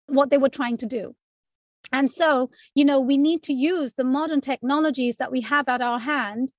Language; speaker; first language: English; native; English